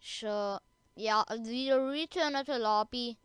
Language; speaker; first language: Danish; early bilingual, other home language; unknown